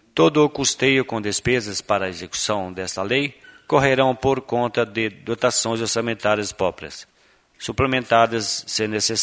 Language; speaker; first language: Portuguese; native; Portuguese